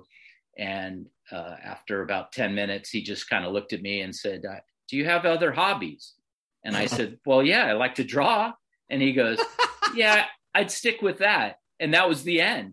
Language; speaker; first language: English; native; English